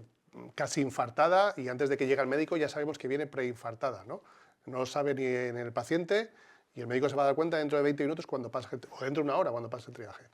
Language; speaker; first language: Spanish; native; Spanish